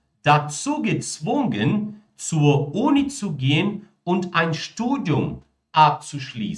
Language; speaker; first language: German; non-native, fluent; Portuguese